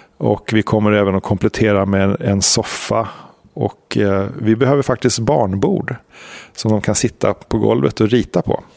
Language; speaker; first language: Swedish; native; Swedish